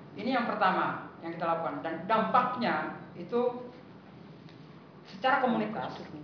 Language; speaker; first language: Indonesian; native; Indonesian